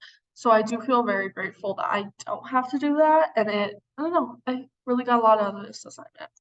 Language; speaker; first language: English; native; English